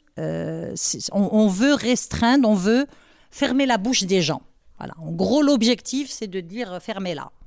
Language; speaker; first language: French; non-native, local second language; Arabic